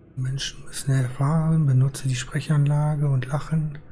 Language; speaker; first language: German; native; German